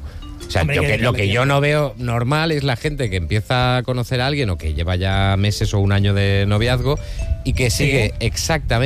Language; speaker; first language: Spanish; native; Spanish